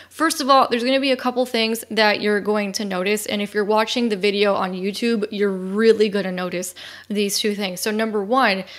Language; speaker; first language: English; native; English